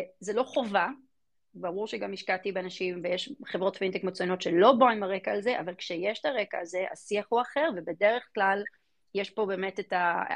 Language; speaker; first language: Hebrew; early bilingual, other home language; English